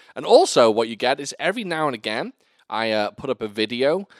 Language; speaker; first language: English; native; English